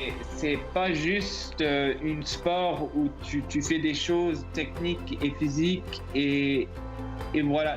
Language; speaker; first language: French; non-native, local second language; English